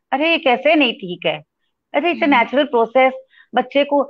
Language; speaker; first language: Hindi; non-native, local second language; Gujarati